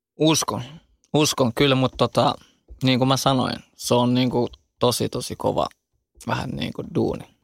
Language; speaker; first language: Finnish; early bilingual, other home language; Albanian